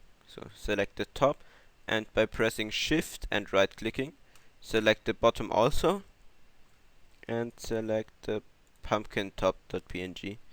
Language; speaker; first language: English; non-native, fluent; German